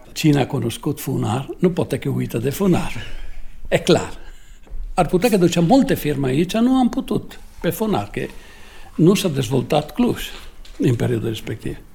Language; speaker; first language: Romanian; non-native, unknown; Italian